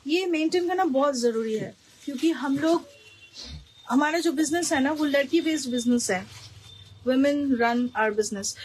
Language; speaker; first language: Hindi; non-native, local second language; Bangla